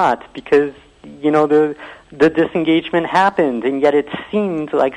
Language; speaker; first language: English; native; English